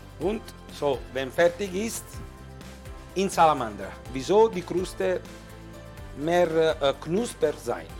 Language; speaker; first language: German; non-native, learner; Italian